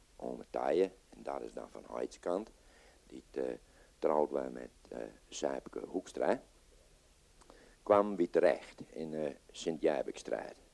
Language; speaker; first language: Dutch; non-native, local second language; Western Frisian